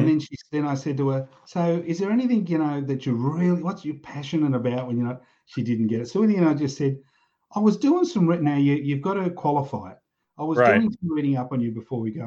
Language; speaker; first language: English; native; English